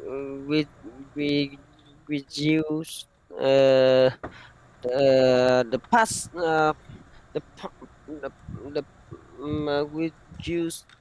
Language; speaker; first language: English; non-native, learner; Vietnamese